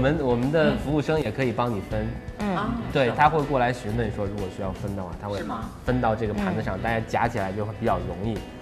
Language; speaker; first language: Chinese; native; Chinese